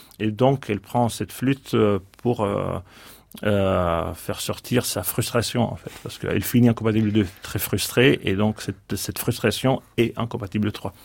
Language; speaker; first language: French; non-native, fluent; Greek